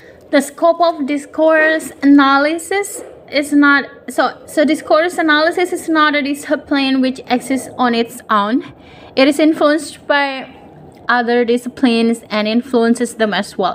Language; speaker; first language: English; non-native, fluent; Indonesian